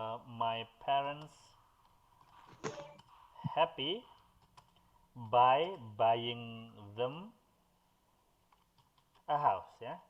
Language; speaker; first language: English; non-native, fluent; Indonesian